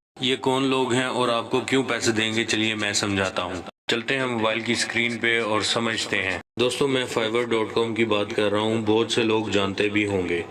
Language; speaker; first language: Urdu; native; Urdu